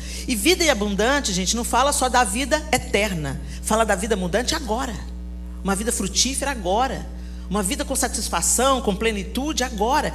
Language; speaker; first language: Portuguese; native; Portuguese